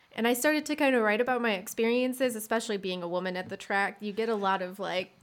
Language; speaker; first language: English; native; English